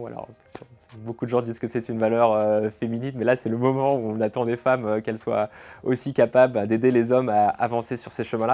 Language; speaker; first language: French; native; French